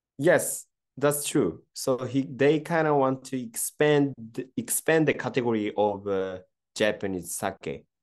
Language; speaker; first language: English; non-native, fluent; Japanese